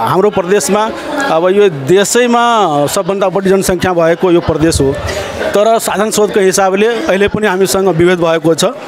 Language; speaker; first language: Nepali; non-native, local second language; Maithili